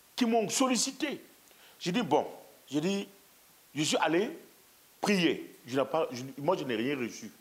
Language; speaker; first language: French; non-native, local second language; Mossi